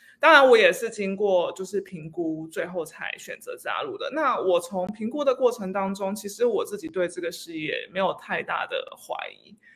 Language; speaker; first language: Chinese; native; Chinese